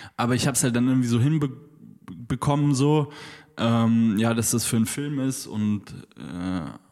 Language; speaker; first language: German; native; German